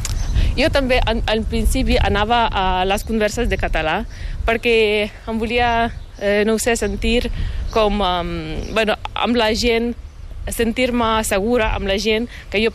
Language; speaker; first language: Catalan; non-native, fluent; Ukrainian